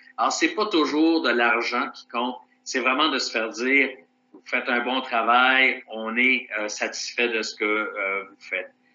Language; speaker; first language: French; native; French